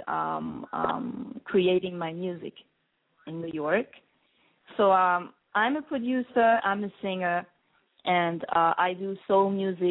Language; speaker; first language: English; non-native, fluent; French